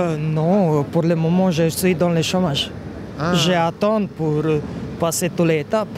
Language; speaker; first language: French; non-native, learner; Romanian